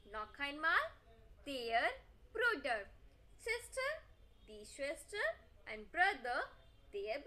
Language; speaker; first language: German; non-native, fluent; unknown